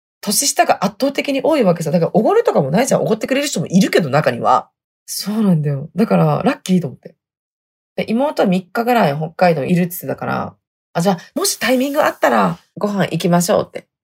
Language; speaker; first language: Japanese; native; Japanese